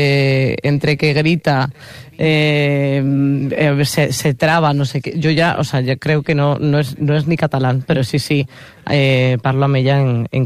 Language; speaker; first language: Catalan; non-native, learner; Spanish